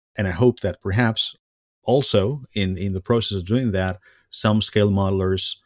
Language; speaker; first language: English; non-native, fluent; Spanish